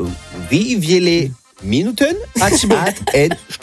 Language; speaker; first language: German; non-native, learner; French